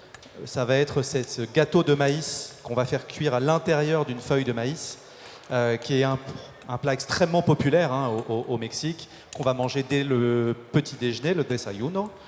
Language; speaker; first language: French; native; French